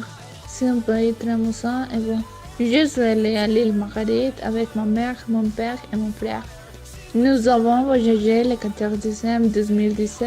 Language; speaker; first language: French; non-native, learner; Spanish